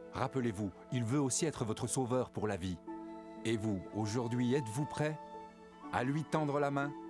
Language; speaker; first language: French; native; French